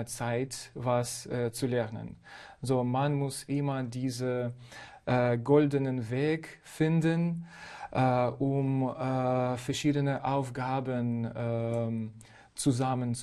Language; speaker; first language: German; non-native, fluent; Ukrainian